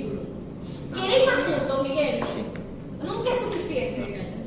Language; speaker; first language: Spanish; native; Spanish